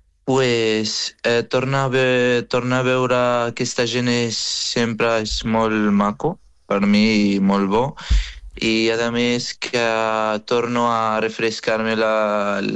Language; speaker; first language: Catalan; non-native, fluent; Arabic